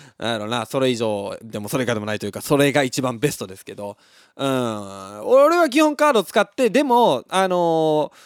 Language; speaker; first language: Japanese; native; Japanese